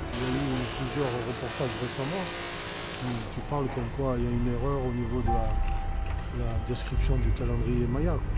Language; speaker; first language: French; native; French